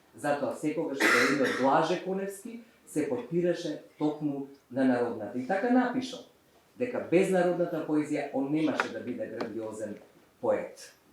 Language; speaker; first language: Macedonian; native; Macedonian